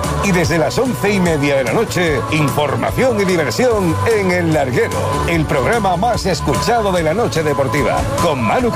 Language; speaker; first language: Spanish; native; Spanish